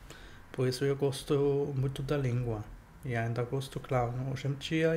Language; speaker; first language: Portuguese; non-native, fluent; German